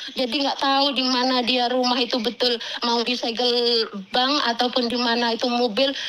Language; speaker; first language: Indonesian; native; Indonesian